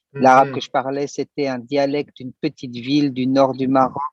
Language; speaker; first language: French; native; French